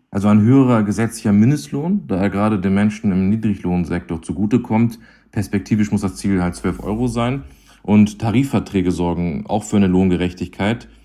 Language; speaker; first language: German; native; German